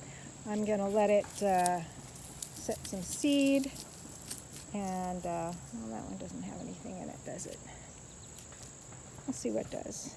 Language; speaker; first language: English; native; English